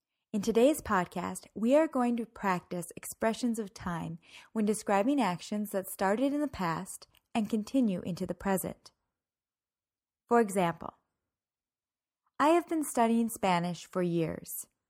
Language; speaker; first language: English; native; English